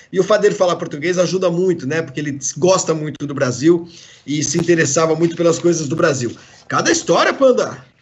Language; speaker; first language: Portuguese; native; Portuguese